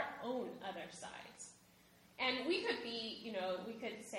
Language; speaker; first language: English; native; English